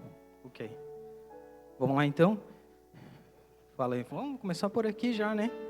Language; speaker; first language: Portuguese; native; Portuguese